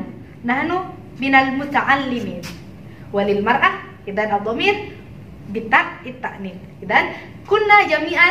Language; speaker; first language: Arabic; non-native, learner; Indonesian